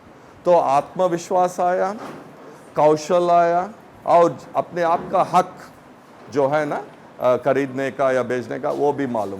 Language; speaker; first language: Hindi; non-native, local second language; Tamil